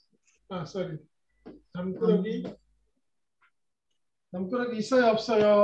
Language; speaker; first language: Korean; non-native, fluent; Bangla